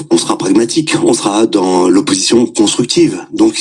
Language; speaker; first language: French; native; French